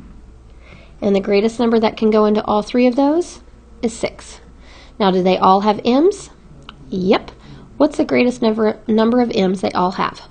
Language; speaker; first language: English; native; English